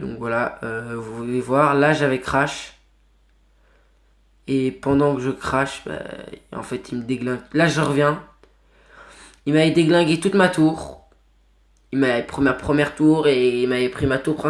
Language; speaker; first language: French; native; French